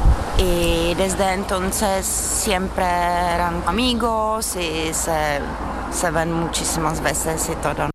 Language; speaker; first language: Spanish; non-native, fluent; Czech